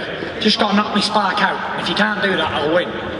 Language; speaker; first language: English; native; English